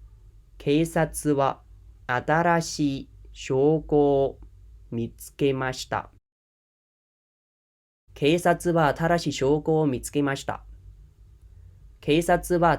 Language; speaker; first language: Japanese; non-native, fluent; Khmer